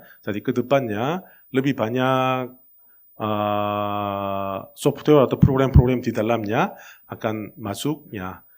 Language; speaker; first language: Indonesian; non-native, fluent; Korean